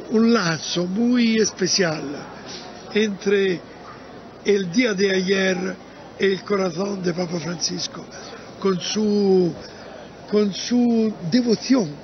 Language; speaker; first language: Spanish; non-native, fluent; Italian